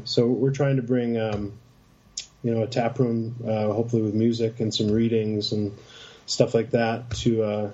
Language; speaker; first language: English; native; English